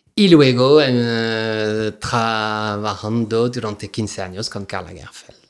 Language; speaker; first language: Spanish; non-native, fluent; French